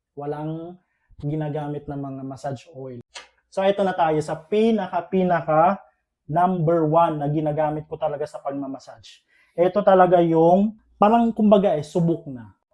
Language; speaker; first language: Filipino; non-native, local second language; Iloko